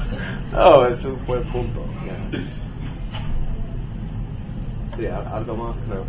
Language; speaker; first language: Spanish; non-native, learner; English